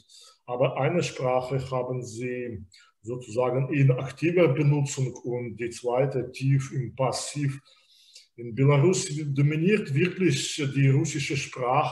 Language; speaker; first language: German; non-native, fluent; Belarusian